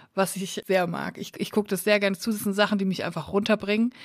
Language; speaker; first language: German; native; German